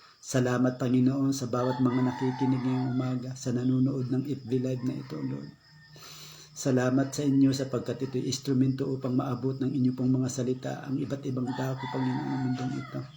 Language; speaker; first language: Filipino; native; Filipino